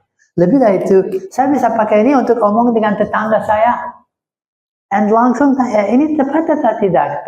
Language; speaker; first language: Indonesian; non-native, fluent; English